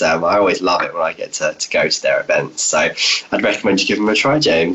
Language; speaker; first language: English; native; English